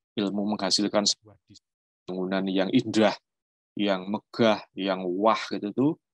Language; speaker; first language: Indonesian; non-native, local second language; Javanese